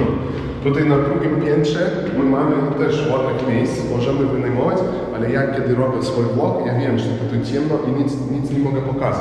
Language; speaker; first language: Polish; non-native, learner; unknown